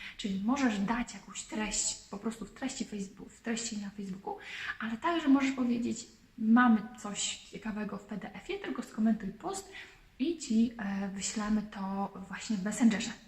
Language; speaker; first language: Polish; native; Polish